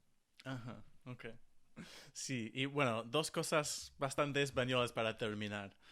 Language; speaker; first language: Spanish; non-native, fluent; English